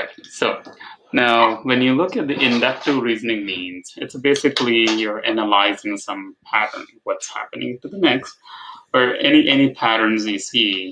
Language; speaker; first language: English; non-native, fluent; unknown